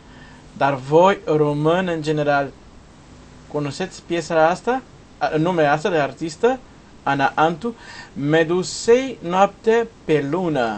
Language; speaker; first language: Romanian; non-native, learner; Portuguese